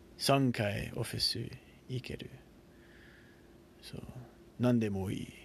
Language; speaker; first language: Japanese; non-native, learner; English